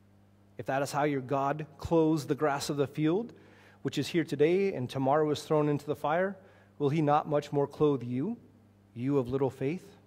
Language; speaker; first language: English; native; English